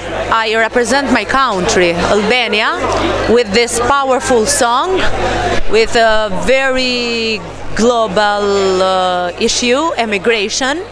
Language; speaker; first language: English; non-native, learner; Albanian